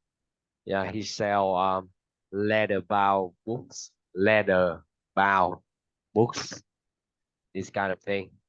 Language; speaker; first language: English; non-native, fluent; Vietnamese